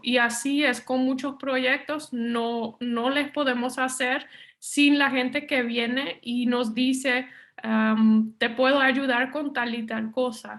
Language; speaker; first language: Spanish; non-native, fluent; Dutch